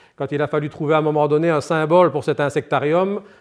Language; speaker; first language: French; native; French